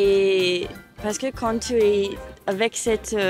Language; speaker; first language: French; non-native, learner; English